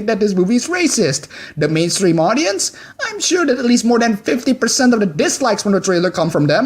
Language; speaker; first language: English; non-native, fluent; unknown